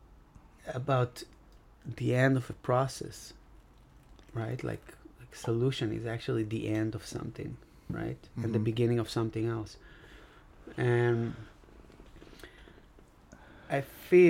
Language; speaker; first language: English; non-native, fluent; Hebrew